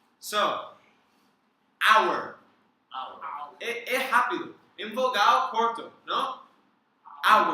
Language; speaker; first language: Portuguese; non-native, learner; English